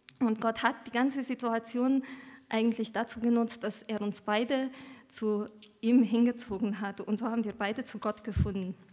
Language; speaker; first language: German; early bilingual, other home language; Romanian